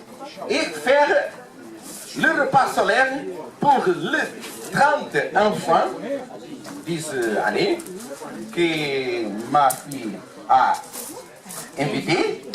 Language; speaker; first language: French; non-native, learner; Portuguese